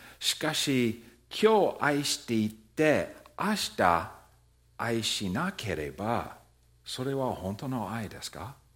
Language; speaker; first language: Japanese; non-native, fluent; English